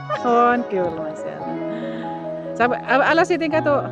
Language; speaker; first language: Finnish; non-native, learner; Bikol